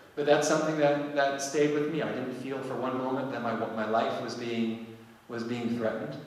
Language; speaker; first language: English; native; English